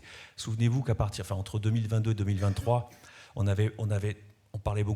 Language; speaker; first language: French; native; French